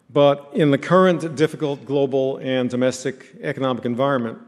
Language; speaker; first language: English; native; English